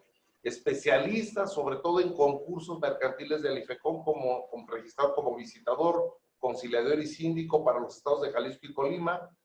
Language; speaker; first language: Spanish; native; Spanish